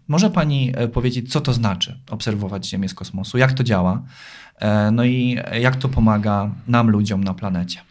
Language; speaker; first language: Polish; native; Polish